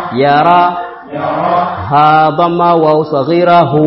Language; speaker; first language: Arabic; non-native, learner; Swahili